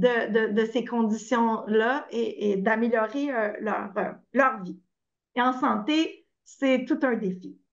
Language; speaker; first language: French; native; French